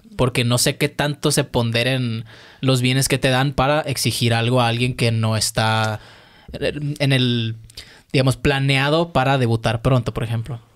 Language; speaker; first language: Spanish; native; Spanish